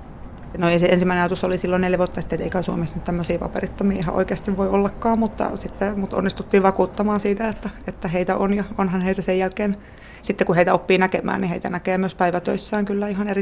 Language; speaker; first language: Finnish; native; Finnish